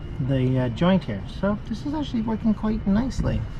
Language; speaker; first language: English; native; English